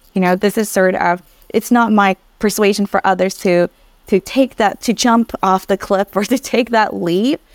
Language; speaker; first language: English; early bilingual, other home language; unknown